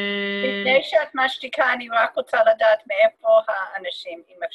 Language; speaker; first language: Hebrew; non-native, fluent; English